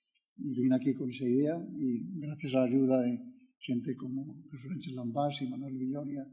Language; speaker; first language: Spanish; native; Spanish